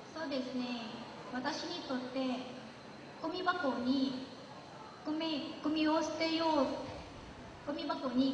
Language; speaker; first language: Japanese; non-native, learner; Lao